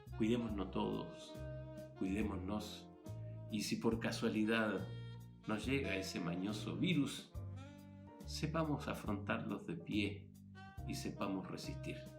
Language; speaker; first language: Spanish; native; Spanish